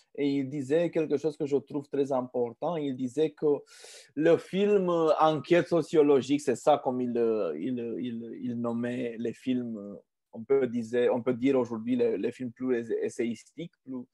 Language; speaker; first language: French; non-native, fluent; Romanian